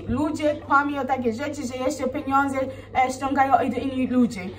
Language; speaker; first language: Polish; non-native, fluent; Swahili